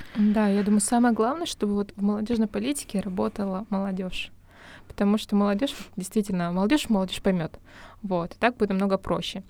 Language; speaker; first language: Russian; native; Russian